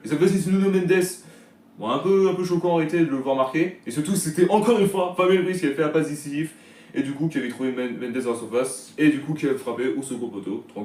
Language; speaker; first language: French; native; French